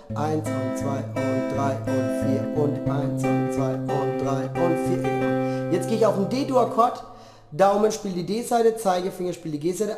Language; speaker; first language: German; native; German